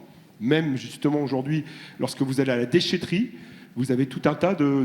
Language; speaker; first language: French; native; French